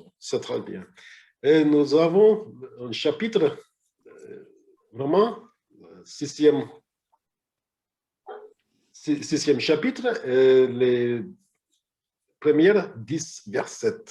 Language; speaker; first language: French; non-native, learner; English